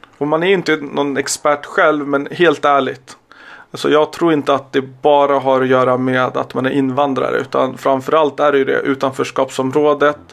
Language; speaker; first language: Swedish; early bilingual, other home language; Serbian